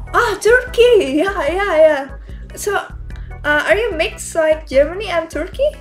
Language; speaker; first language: English; non-native, learner; Indonesian